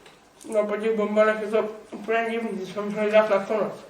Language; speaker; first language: Czech; native; Czech